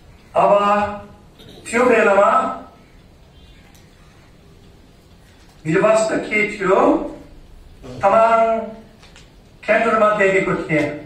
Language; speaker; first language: Nepali; non-native, learner; English